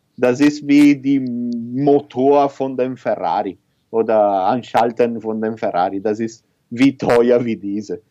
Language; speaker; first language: German; non-native, learner; Italian